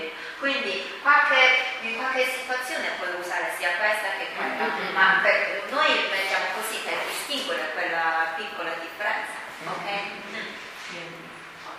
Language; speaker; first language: Italian; non-native, fluent; Chinese